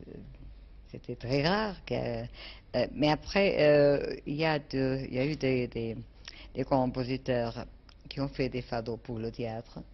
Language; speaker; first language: French; non-native, fluent; Portuguese